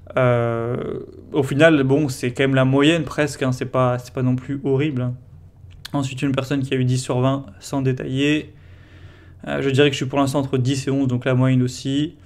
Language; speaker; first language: French; native; French